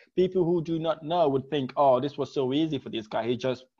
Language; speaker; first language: English; non-native, fluent; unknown